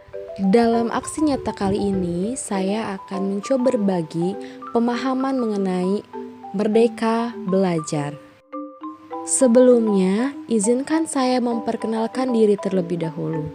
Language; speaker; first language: Indonesian; native; Indonesian